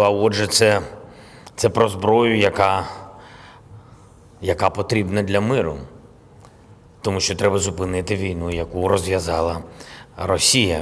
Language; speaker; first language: Ukrainian; non-native, local second language; Russian